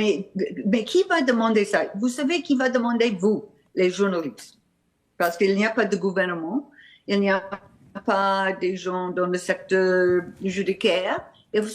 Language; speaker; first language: French; non-native, fluent; English